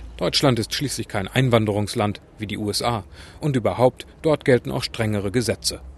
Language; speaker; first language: German; native; German